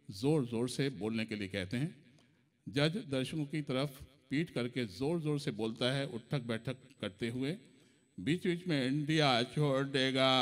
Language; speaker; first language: Hindi; native; Hindi